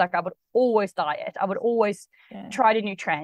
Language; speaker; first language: English; non-native, fluent; Swedish